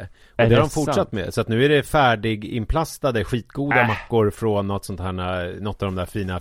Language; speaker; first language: Swedish; native; Swedish